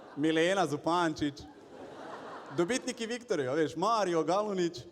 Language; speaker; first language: Slovenian; non-native, local second language; Bosnian